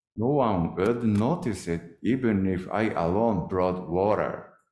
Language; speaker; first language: English; non-native, learner; Japanese